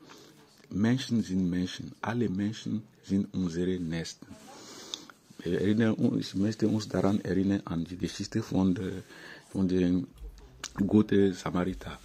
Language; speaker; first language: German; non-native, fluent; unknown